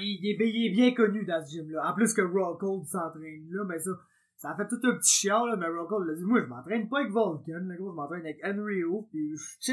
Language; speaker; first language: French; native; French